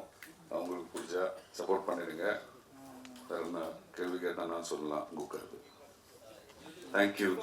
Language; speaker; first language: Tamil; non-native, learner; Malayalam